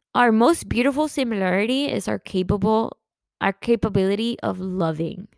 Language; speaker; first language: English; early bilingual, other home language; Spanish